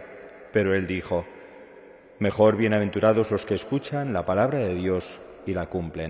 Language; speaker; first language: Spanish; native; Spanish